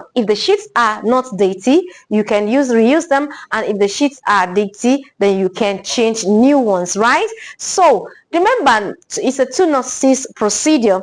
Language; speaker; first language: English; non-native, local second language; Igbo